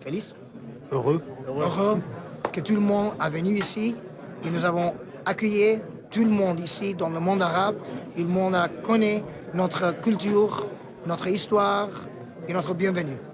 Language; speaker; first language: French; non-native, learner; Arabic